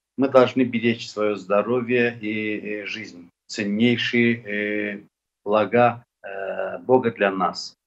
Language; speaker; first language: Russian; non-native, local second language; Azerbaijani